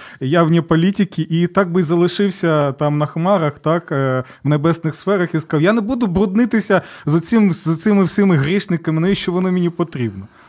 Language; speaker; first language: Ukrainian; native; Ukrainian